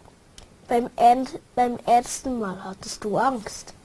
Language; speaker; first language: German; early bilingual, other home language; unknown